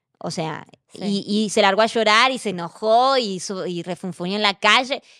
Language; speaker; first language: Spanish; native; Spanish